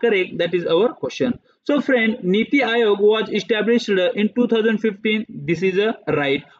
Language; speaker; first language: English; non-native, local second language; Marathi